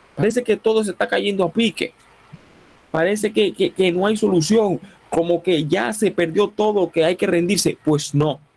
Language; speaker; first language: Spanish; native; Spanish